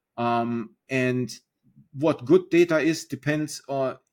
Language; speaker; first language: English; non-native, fluent; German